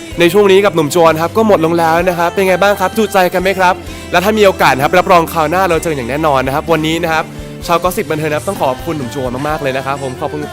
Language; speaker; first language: Thai; native; Thai